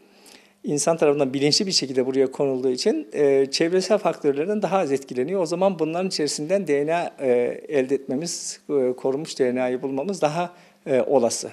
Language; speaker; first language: Turkish; native; Turkish